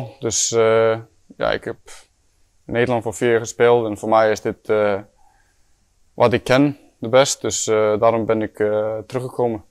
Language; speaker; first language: Dutch; non-native, fluent; Icelandic